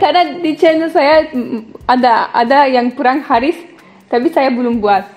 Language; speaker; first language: Indonesian; non-native, fluent; Turkish